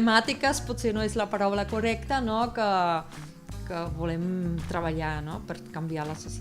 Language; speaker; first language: Catalan; non-native, fluent; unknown